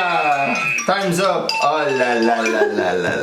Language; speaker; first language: French; native; French